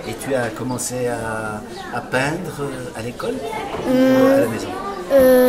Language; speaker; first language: French; non-native, local second language; Arabic